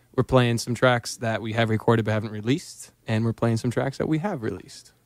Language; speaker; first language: English; native; English